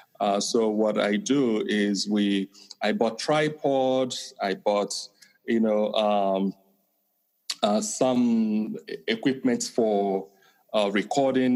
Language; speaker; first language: English; non-native, local second language; Igbo